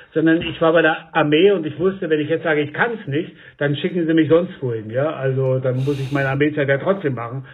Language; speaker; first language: German; native; German